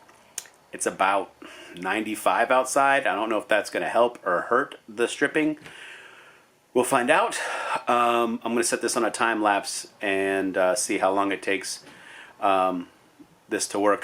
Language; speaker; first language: English; native; English